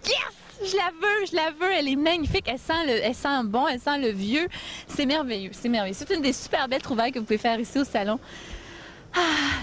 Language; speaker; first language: French; native; French